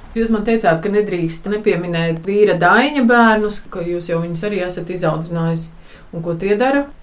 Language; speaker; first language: Latvian; native; Latvian